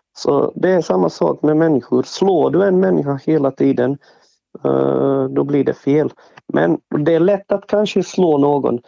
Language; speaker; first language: Swedish; non-native, fluent; Bosnian